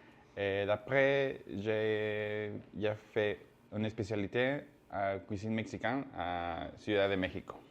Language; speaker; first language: French; non-native, learner; Spanish